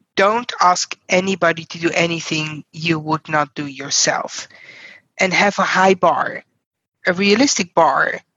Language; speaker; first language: English; non-native, fluent; Dutch